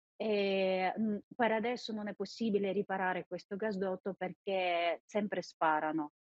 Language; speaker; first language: Italian; non-native, fluent; Ukrainian